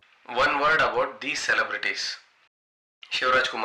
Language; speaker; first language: Kannada; native; Kannada